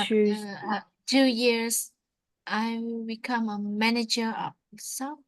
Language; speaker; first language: English; non-native, learner; Vietnamese